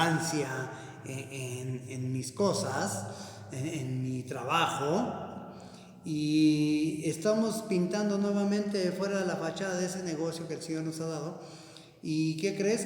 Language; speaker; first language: Spanish; native; Spanish